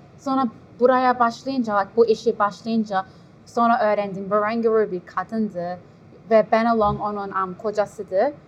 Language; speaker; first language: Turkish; early bilingual, heritage; Turkish